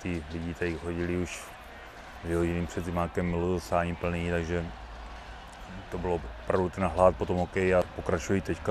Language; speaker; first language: Czech; native; Czech